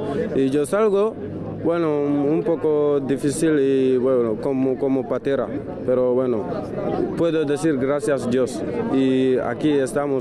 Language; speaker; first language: Spanish; non-native, learner; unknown